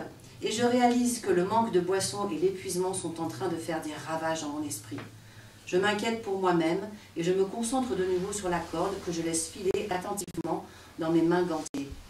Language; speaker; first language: French; native; French